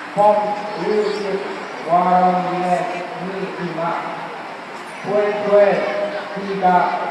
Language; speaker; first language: Thai; non-native, learner; English